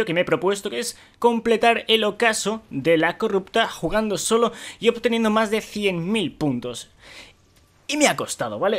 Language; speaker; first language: Spanish; native; Spanish